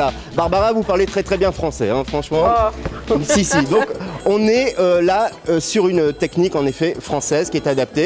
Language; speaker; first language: French; native; French